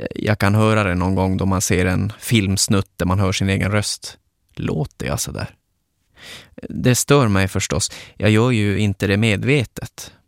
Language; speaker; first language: Swedish; native; Swedish